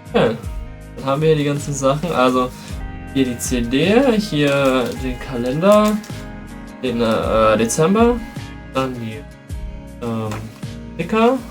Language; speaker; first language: German; native; German